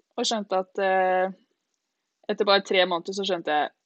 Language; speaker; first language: Norwegian; native; Norwegian